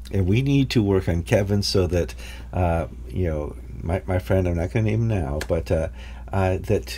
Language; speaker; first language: English; native; English